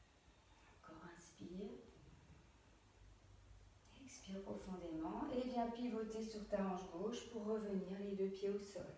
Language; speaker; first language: French; native; French